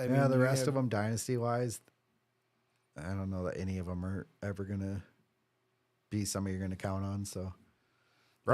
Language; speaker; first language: English; native; English